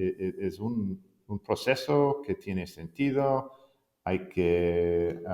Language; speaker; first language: Spanish; non-native, fluent; English